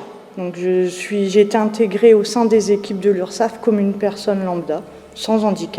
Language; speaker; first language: French; native; French